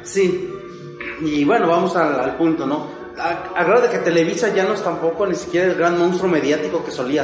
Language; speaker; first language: Spanish; native; Spanish